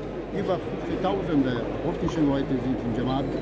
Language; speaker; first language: German; non-native, learner; Albanian